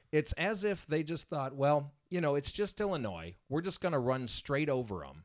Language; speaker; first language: English; native; English